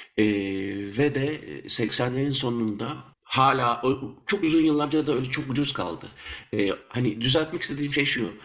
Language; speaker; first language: Turkish; early bilingual, heritage; Turkish